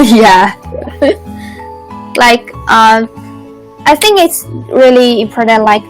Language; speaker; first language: English; non-native, learner; Chinese